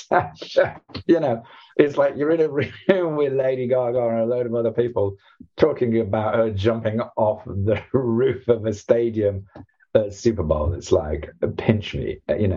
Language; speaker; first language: English; native; English